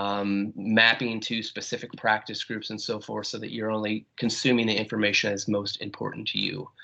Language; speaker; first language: English; native; English